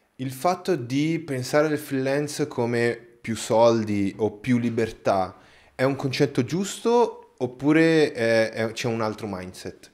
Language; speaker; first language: Italian; non-native, fluent; Portuguese